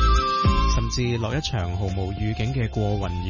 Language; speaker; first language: Chinese; non-native, local second language; Cantonese